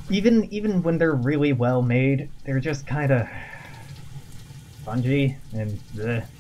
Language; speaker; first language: English; native; English